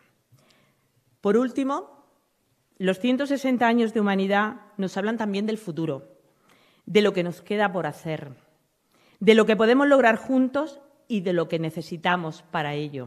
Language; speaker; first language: Spanish; native; Spanish